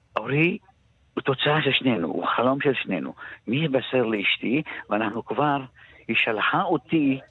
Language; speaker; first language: Hebrew; early bilingual, other home language; Arabic